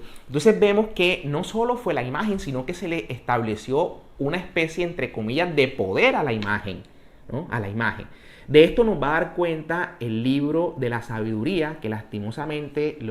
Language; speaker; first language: Spanish; native; Spanish